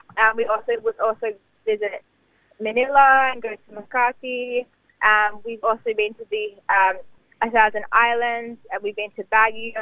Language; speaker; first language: English; native; English